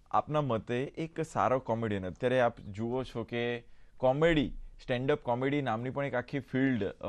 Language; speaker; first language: Gujarati; native; Gujarati